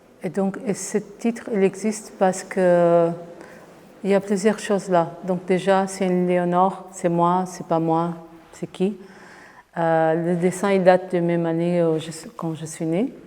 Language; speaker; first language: French; non-native, fluent; Portuguese